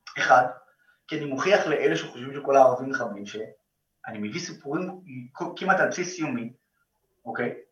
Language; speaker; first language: Hebrew; non-native, local second language; Arabic